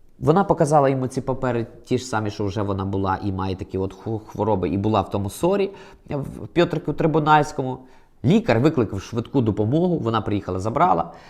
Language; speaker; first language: Ukrainian; native; Ukrainian